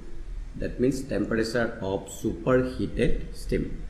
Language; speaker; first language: English; non-native, local second language; Assamese